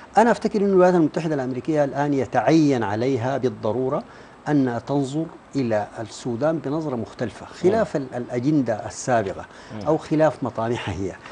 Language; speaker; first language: Arabic; native; Arabic